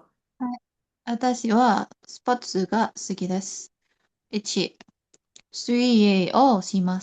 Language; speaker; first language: Japanese; non-native, learner; Indonesian